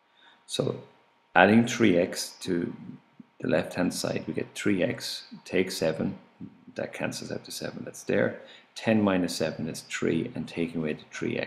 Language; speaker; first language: English; native; English